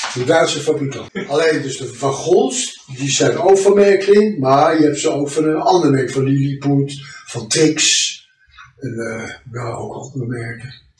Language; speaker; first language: Dutch; early bilingual, other home language; French